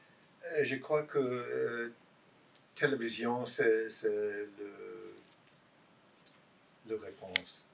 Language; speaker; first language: French; non-native, learner; English